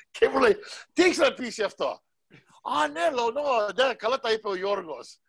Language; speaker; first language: Greek; early bilingual, heritage; Greek